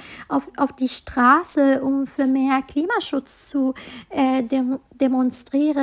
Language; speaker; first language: German; non-native, fluent; Arabic